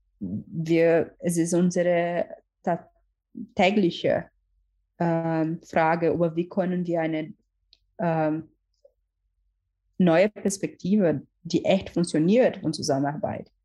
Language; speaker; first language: German; non-native, learner; Portuguese